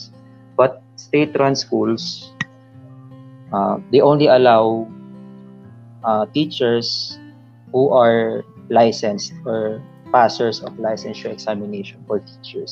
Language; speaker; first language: English; non-native, local second language; Filipino